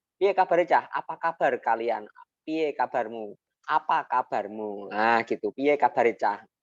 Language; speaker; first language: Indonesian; non-native, local second language; Javanese